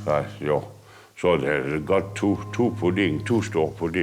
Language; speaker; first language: Danish; non-native, fluent; French